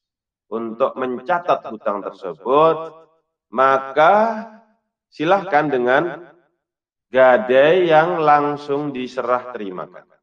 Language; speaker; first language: Indonesian; native; Indonesian